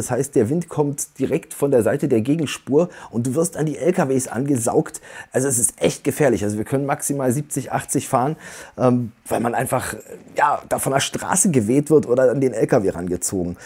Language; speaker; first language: German; native; German